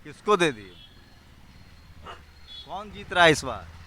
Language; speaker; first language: Hindi; native; Hindi